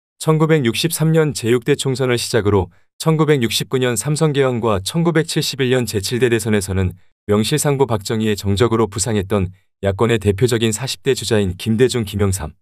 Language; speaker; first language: Korean; native; Korean